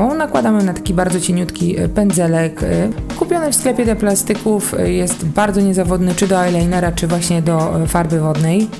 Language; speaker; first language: Polish; native; Polish